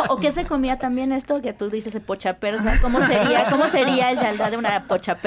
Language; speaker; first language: Spanish; native; Spanish